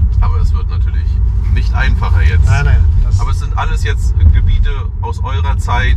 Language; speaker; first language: German; native; German